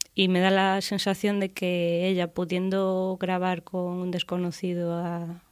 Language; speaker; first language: Spanish; native; Spanish